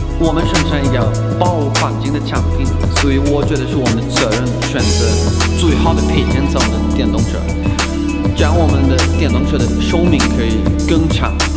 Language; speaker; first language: Chinese; non-native, fluent; Swedish